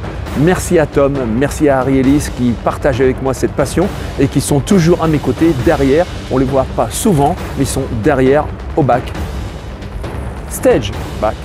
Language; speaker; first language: French; native; French